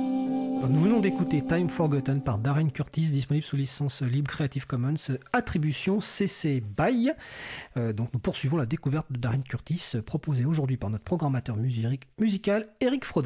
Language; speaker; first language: French; native; French